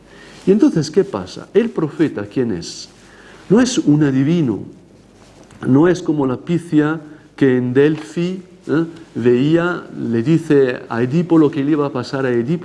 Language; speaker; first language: Spanish; non-native, fluent; Italian